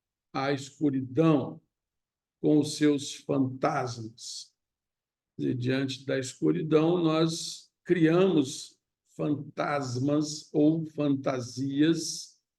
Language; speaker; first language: Portuguese; native; Portuguese